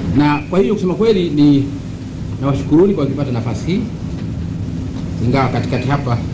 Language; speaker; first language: Swahili; non-native, local second language; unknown